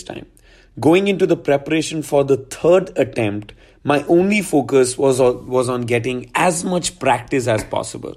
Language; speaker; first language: English; non-native, local second language; Hindi